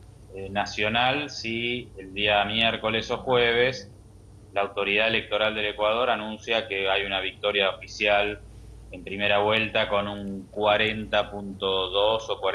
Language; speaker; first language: Spanish; native; Spanish